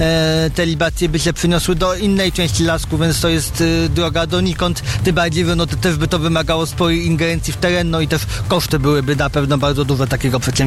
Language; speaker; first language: Polish; native; Polish